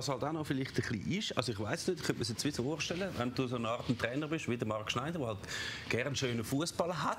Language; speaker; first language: German; native; German